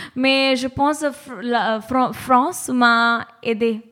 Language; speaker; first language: French; non-native, learner; Hindi